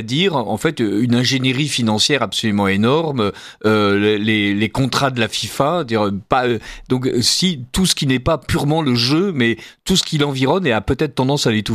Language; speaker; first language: French; native; French